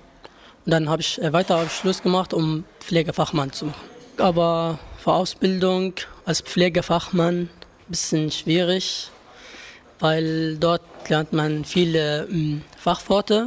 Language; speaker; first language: German; non-native, learner; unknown